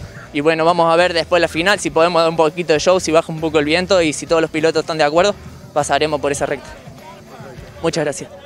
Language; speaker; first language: Spanish; native; Spanish